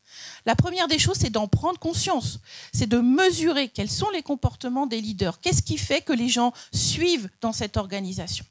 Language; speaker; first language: French; native; French